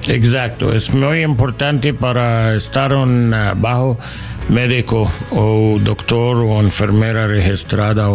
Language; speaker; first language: Spanish; non-native, learner; English